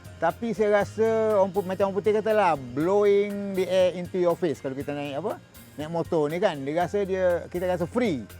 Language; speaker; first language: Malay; native; Malay